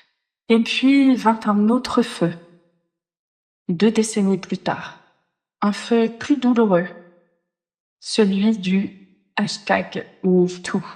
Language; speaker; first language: French; native; French